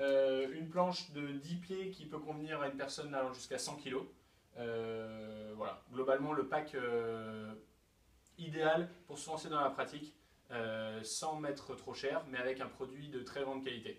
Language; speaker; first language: French; native; French